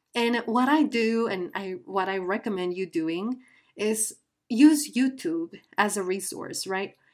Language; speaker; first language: English; non-native, fluent; Spanish